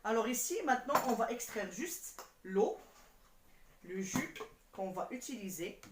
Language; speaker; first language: French; non-native, local second language; Arabic